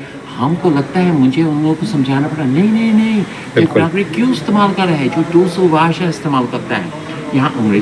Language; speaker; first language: Hindi; non-native, fluent; English